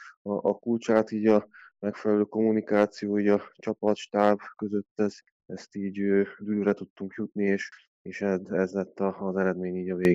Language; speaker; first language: Hungarian; native; Hungarian